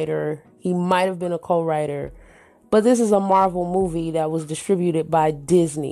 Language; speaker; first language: English; native; English